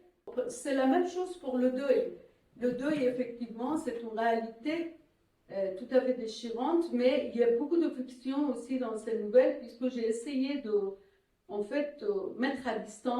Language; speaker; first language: French; non-native, fluent; Persian